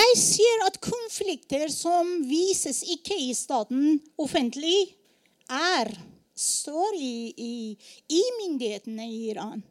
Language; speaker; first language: Norwegian; non-native, learner; Persian